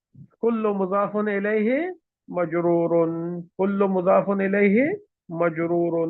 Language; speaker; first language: Arabic; non-native, fluent; Urdu